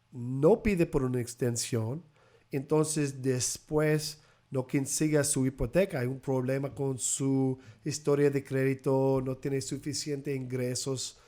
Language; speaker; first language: Spanish; early bilingual, heritage; Spanish